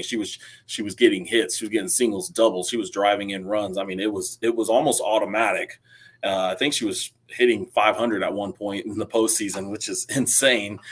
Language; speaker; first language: English; native; English